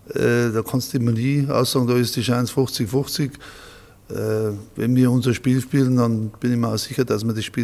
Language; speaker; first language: German; native; German